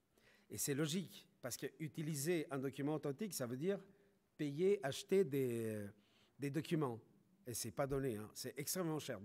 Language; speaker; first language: French; non-native, fluent; Spanish